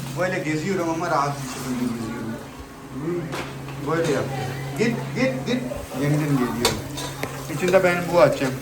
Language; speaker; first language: Turkish; non-native, learner; Urdu